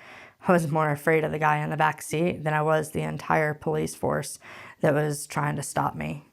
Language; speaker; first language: English; native; English